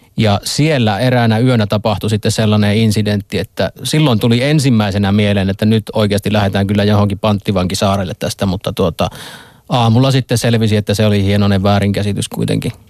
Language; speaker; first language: Finnish; native; Finnish